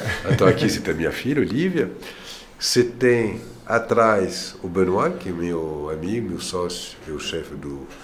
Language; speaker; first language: Portuguese; non-native, fluent; French